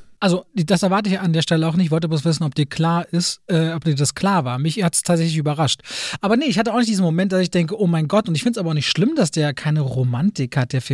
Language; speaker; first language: German; native; German